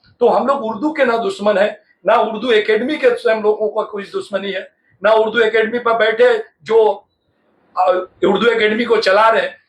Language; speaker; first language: Urdu; native; Urdu